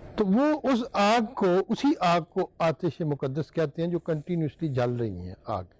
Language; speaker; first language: Urdu; non-native, local second language; Punjabi